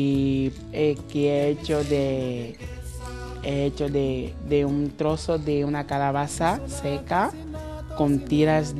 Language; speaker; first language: Spanish; non-native, fluent; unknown